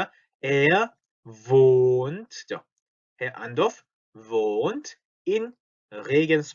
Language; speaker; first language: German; non-native, fluent; Korean